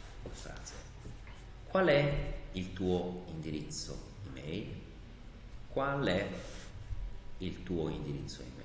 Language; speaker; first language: Italian; native; Italian